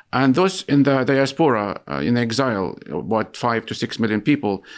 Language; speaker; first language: English; non-native, fluent; Arabic